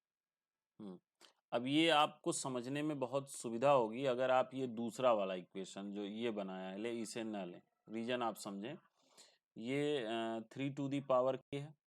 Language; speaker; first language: Hindi; native; Hindi